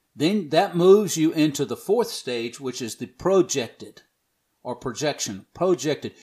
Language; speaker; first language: English; native; English